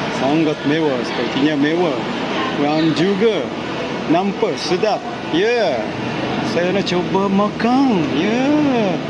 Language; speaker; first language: Malay; non-native, learner; Japanese